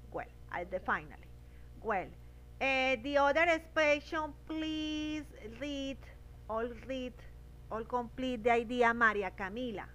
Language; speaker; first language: English; non-native, learner; Spanish